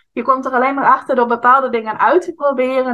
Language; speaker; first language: Dutch; native; Dutch